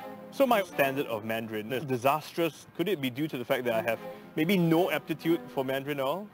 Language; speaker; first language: English; native; English